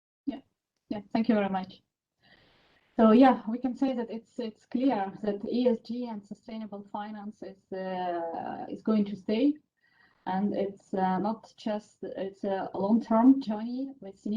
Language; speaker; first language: English; non-native, fluent; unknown